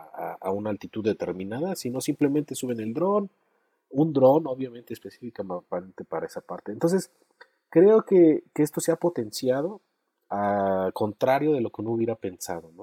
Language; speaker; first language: Spanish; native; Spanish